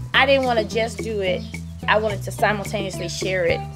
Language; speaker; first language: English; native; English